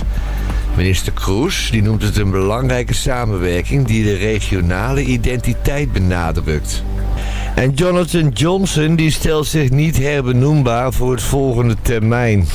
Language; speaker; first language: Dutch; native; Dutch